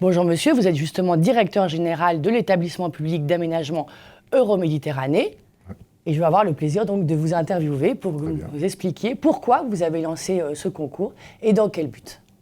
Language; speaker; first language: French; native; French